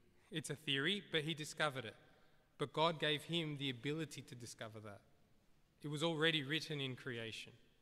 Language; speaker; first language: English; early bilingual, other home language; Greek